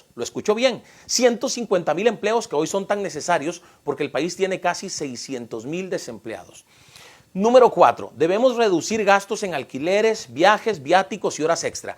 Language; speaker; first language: Spanish; native; Spanish